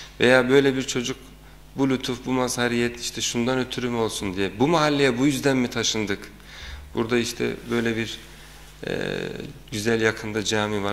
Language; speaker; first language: Turkish; native; Turkish